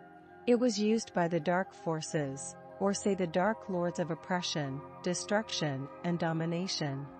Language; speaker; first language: English; non-native, fluent; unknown